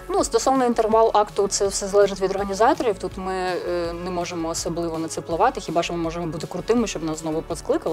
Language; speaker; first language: Ukrainian; native; Ukrainian